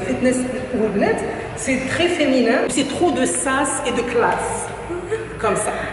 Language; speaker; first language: French; non-native, local second language; Arabic